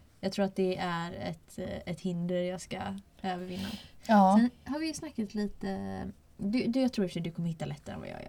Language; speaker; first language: Swedish; native; Swedish